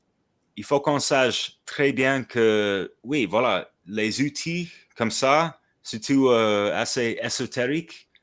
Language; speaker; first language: French; non-native, fluent; English